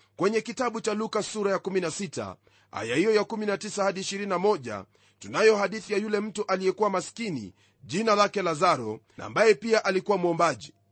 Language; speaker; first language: Swahili; non-native, local second language; Luyia